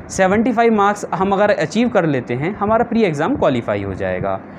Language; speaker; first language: Hindi; native; Hindi